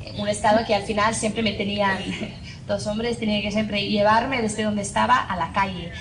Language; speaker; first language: Spanish; non-native, fluent; English